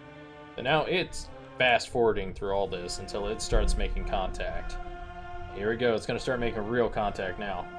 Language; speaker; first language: English; native; English